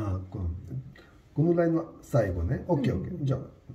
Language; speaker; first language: Japanese; non-native, learner; Hindi